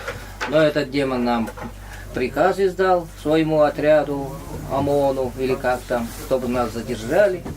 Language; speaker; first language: Russian; native; Russian